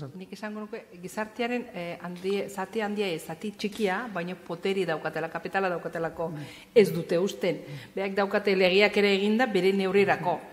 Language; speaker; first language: Basque; non-native, fluent; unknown